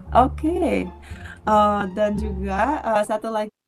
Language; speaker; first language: Indonesian; non-native, fluent; Russian